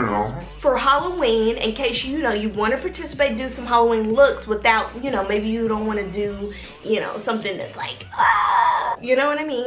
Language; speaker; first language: English; native; English